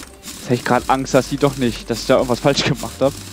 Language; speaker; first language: German; native; German